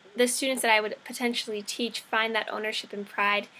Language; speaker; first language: English; native; English